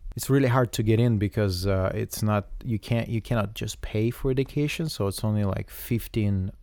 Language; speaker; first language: English; non-native, fluent; Russian